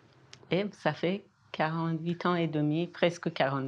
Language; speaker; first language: French; non-native, fluent; Persian